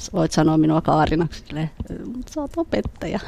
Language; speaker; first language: Finnish; early bilingual, other home language; Khmer